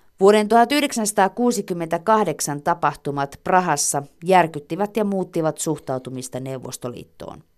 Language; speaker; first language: Finnish; native; Finnish